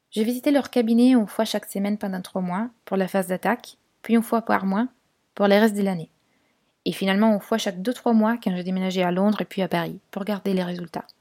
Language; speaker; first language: French; non-native, fluent; Italian